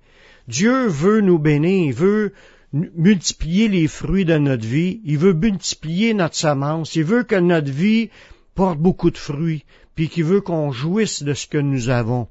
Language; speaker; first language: French; native; French